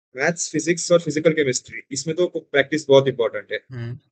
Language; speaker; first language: Hindi; non-native, local second language; Marathi